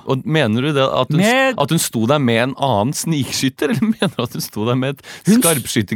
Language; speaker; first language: Norwegian; native; Norwegian